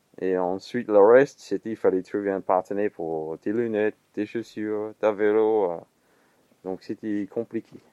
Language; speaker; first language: French; non-native, fluent; English